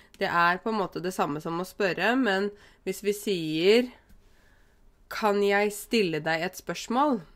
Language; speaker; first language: Norwegian; native; Norwegian